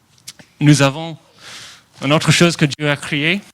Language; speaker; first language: French; non-native, fluent; English